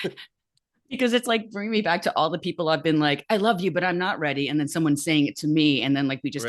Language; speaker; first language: English; native; English